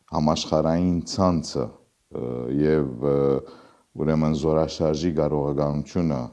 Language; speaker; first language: Armenian; early bilingual, heritage; Armenian